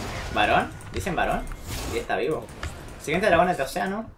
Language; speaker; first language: Spanish; native; Spanish